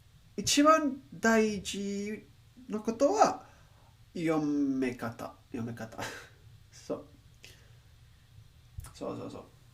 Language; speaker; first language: Japanese; non-native, learner; Spanish